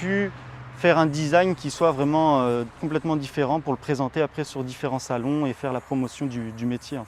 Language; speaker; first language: French; native; French